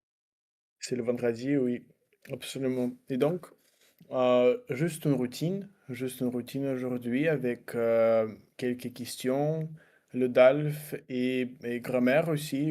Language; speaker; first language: French; non-native, learner; Russian